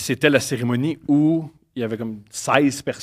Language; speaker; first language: French; native; French